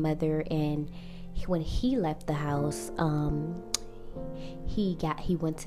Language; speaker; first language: English; native; English